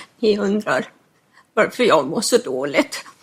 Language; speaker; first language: Swedish; non-native, fluent; English